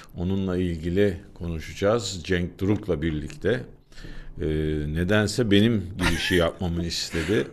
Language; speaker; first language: Turkish; native; Turkish